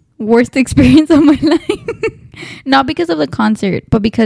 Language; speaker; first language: English; early bilingual, other home language; Spanish